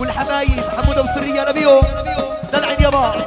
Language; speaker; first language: Arabic; native; Arabic